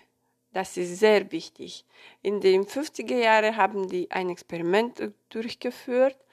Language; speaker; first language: German; non-native, fluent; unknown